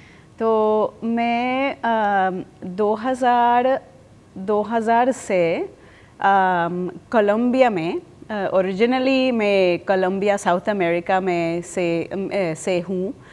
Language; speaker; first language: Hindi; non-native, fluent; Spanish